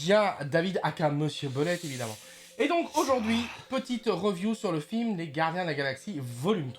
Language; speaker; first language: French; native; French